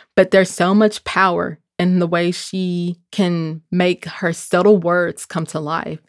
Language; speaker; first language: English; native; English